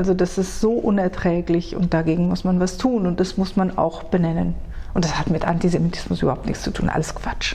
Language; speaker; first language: German; early bilingual, other home language; Hebrew